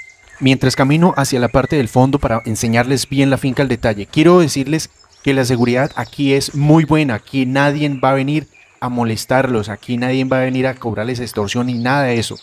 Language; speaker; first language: Spanish; native; Spanish